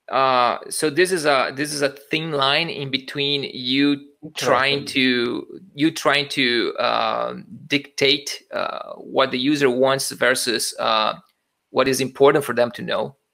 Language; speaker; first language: English; non-native, fluent; Portuguese